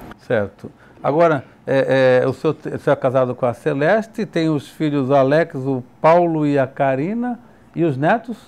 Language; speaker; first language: Portuguese; native; Portuguese